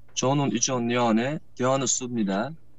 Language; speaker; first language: Korean; non-native, learner; Uzbek